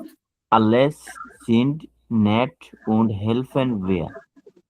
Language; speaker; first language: German; non-native, learner; Bangla